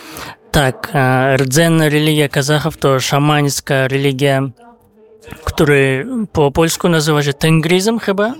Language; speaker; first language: Polish; non-native, fluent; Kazakh